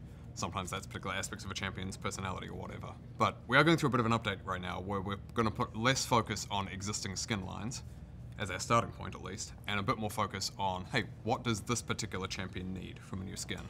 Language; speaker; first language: English; native; English